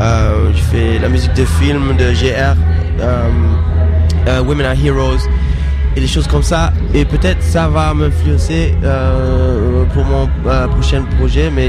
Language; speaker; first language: French; non-native, fluent; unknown